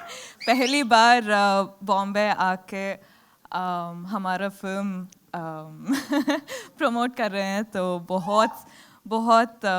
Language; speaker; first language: Hindi; non-native, local second language; Kannada